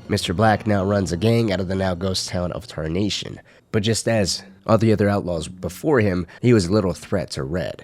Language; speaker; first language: English; native; English